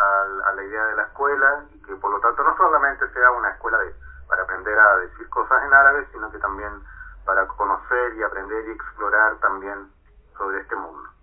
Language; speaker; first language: Spanish; native; Spanish